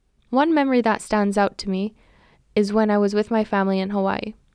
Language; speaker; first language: English; native; English